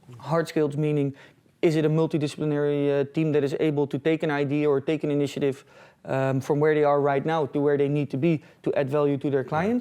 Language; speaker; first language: English; non-native, fluent; Dutch